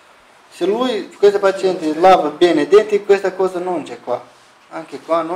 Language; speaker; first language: Italian; non-native, learner; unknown